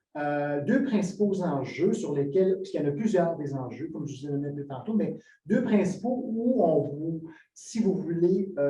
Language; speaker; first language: French; native; French